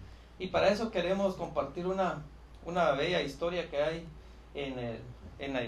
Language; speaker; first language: Spanish; native; Spanish